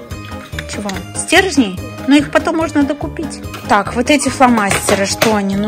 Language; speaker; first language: Russian; native; Russian